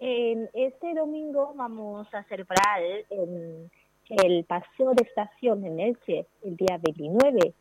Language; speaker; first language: Spanish; non-native, learner; Chinese